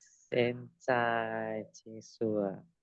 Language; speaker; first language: Chinese; non-native, learner; Indonesian